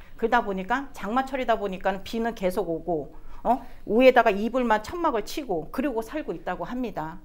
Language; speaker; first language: Korean; non-native, fluent; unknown